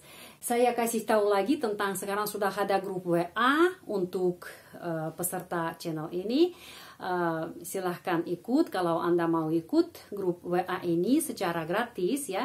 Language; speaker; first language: Indonesian; non-native, fluent; Russian